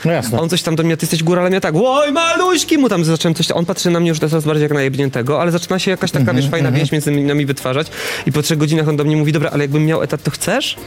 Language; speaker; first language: Polish; native; Polish